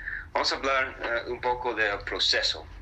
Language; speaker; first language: Spanish; non-native, fluent; English